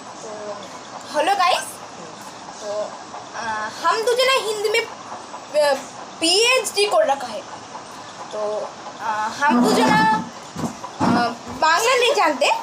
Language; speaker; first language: Hindi; non-native, learner; Bangla